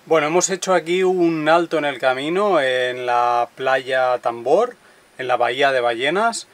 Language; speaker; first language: Spanish; native; Spanish